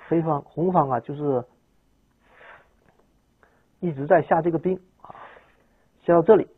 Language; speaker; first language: Chinese; native; Chinese